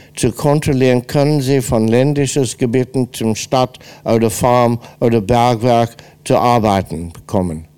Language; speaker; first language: German; non-native, fluent; English